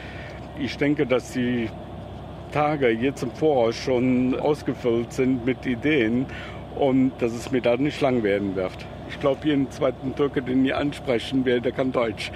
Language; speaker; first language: German; native; German